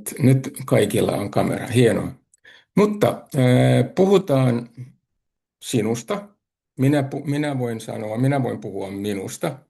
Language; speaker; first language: Finnish; native; Finnish